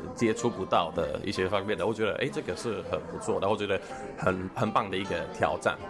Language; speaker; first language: Chinese; non-native, fluent; Swedish